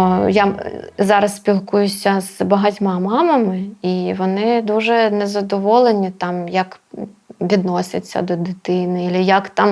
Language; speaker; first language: Ukrainian; non-native, local second language; Russian